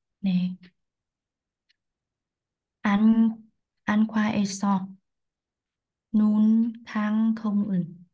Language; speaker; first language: Korean; non-native, learner; Vietnamese